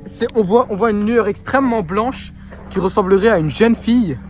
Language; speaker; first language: French; native; French